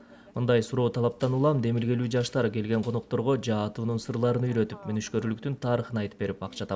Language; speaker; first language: Kyrgyz; native; Kyrgyz